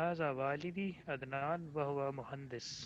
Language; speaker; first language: Arabic; non-native, learner; Urdu